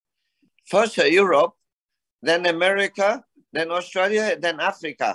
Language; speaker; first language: English; non-native, learner; Vietnamese